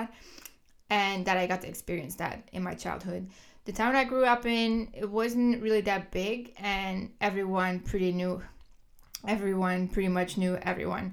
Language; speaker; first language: English; non-native, fluent; Dutch